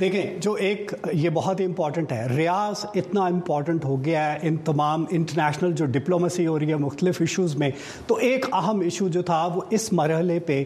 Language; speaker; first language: Urdu; native; Urdu